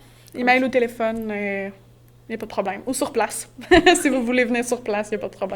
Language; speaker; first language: French; native; French